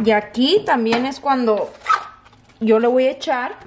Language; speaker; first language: Spanish; early bilingual, heritage; Spanish